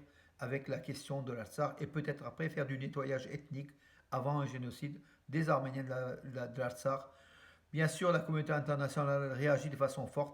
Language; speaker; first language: French; native; French